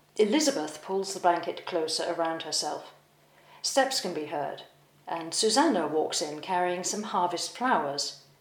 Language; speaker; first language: English; native; English